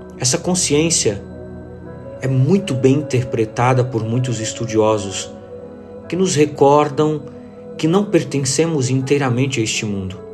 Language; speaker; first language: Portuguese; native; Portuguese